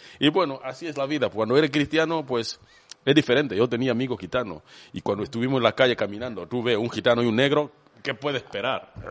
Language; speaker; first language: Spanish; non-native, fluent; Swahili